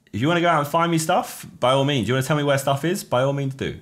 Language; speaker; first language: English; native; English